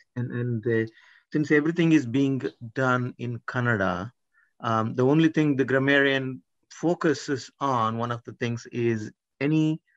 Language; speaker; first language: English; non-native, local second language; Kannada